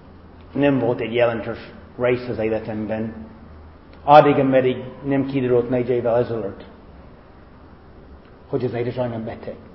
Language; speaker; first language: Hungarian; non-native, fluent; English